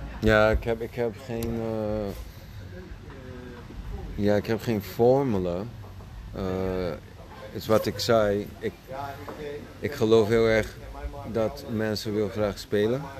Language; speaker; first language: Dutch; non-native, fluent; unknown